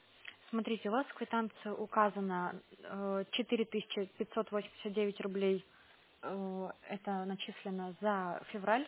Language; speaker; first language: Russian; native; Russian